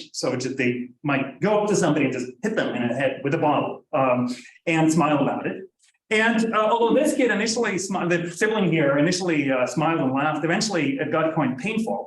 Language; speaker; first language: English; non-native, fluent; Norwegian